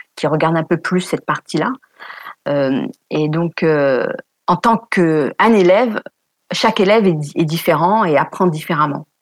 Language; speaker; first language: French; native; French